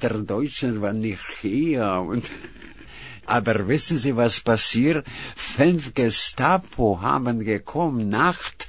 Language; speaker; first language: German; non-native, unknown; Russian